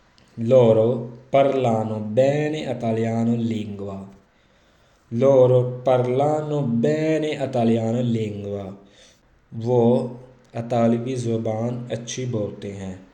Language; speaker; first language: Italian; non-native, learner; Urdu